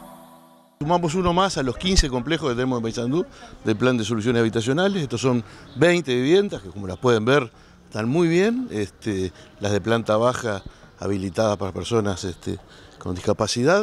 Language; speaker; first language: Spanish; native; Spanish